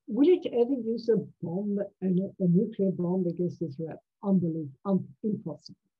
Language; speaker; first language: English; non-native, fluent; Persian